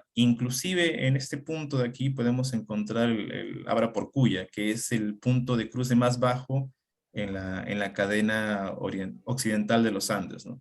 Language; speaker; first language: Spanish; native; Spanish